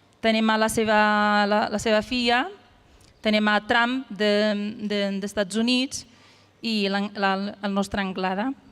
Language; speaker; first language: Catalan; non-native, fluent; Arabic